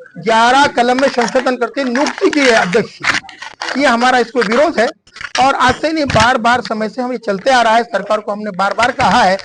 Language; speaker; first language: Hindi; non-native, local second language; Punjabi